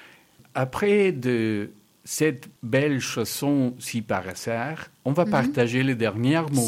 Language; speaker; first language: French; non-native, fluent; Spanish